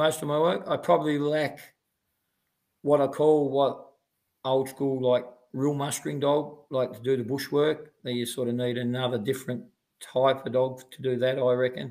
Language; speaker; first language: English; native; English